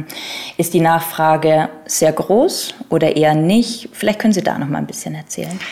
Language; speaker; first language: German; native; German